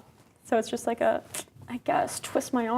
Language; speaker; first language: English; native; English